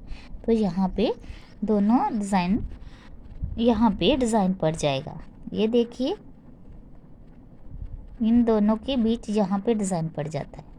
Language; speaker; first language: Hindi; non-native, local second language; Punjabi